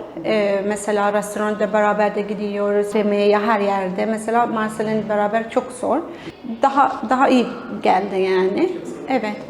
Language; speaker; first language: Turkish; non-native, learner; Arabic